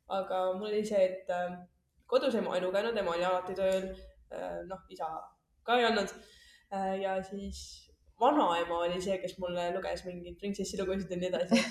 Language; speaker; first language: Estonian; non-native, local second language; Russian